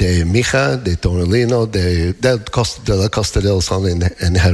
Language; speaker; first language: Spanish; non-native, learner; English